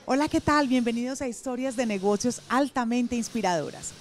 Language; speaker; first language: Spanish; native; Spanish